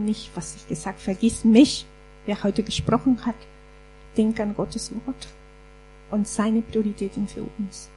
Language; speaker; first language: German; non-native, fluent; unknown